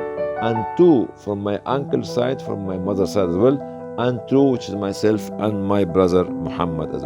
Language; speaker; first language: English; non-native, fluent; Arabic